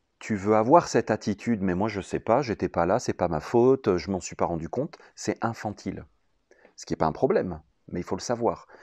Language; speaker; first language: French; native; French